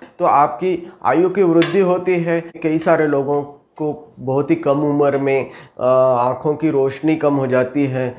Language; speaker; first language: Hindi; non-native, local second language; Marathi